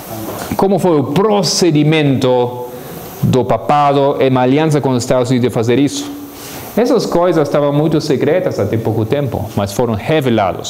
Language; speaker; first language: Portuguese; non-native, fluent; Spanish